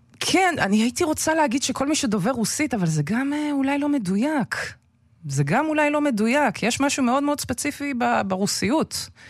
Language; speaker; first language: Hebrew; early bilingual, other home language; Russian